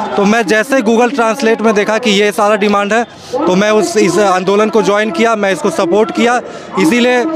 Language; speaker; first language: Hindi; native; Hindi